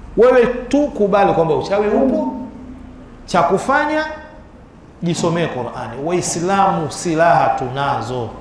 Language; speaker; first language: Swahili; native; Swahili